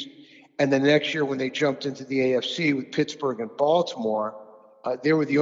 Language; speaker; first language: English; native; English